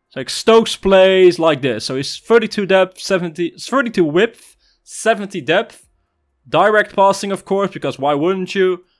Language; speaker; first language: English; non-native, fluent; Dutch